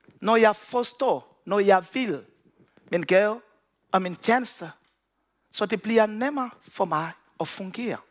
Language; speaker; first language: Danish; non-native, learner; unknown